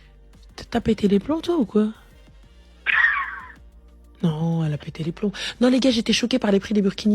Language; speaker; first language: French; native; French